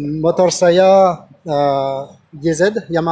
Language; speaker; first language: Indonesian; non-native, fluent; French